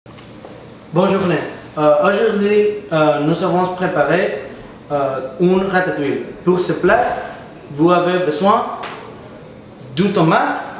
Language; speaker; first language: French; non-native, learner; Spanish